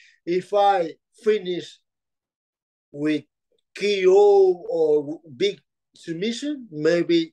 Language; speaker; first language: English; non-native, learner; Spanish